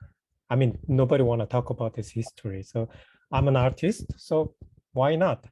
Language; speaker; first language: English; non-native, fluent; Korean